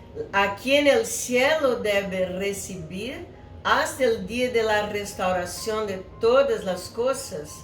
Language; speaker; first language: Spanish; non-native, fluent; Portuguese